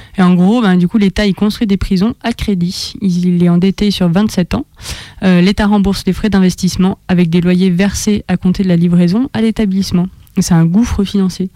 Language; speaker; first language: French; native; French